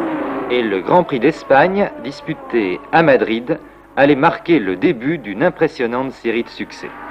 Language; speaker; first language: French; native; French